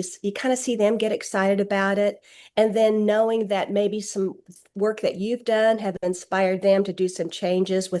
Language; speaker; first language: English; native; English